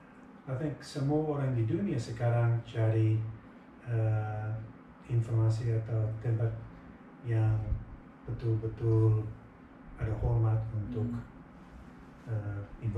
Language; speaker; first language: Indonesian; non-native, fluent; English